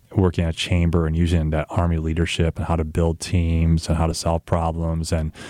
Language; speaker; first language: English; native; English